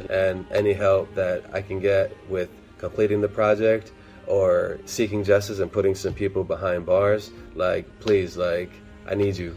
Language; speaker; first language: English; early bilingual, other home language; Spanish